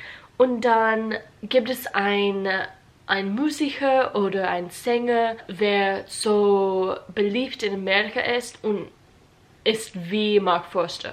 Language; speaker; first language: German; non-native, learner; English